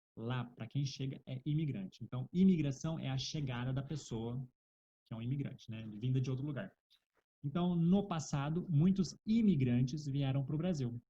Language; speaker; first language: Portuguese; native; Portuguese